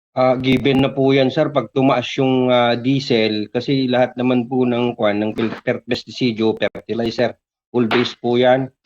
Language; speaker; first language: Filipino; non-native, local second language; Iloko